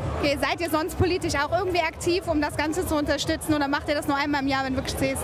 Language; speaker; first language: German; native; German